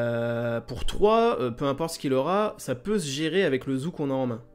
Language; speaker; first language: French; native; French